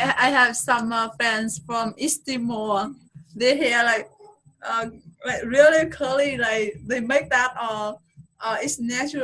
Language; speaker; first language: English; non-native, fluent; Vietnamese